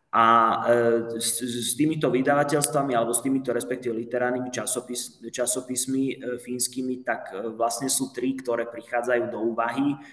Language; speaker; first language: Slovak; non-native, fluent; Finnish